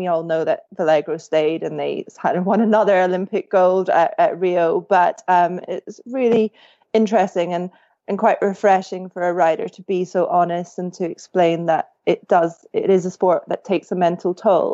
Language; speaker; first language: English; native; English